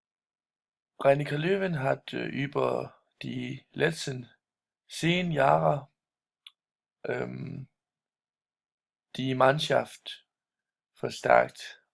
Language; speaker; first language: German; non-native, learner; Danish